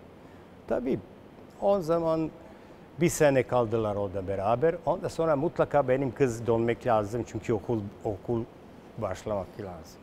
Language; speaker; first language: Turkish; non-native, learner; Serbian